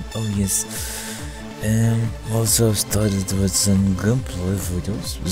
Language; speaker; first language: English; non-native, fluent; Dutch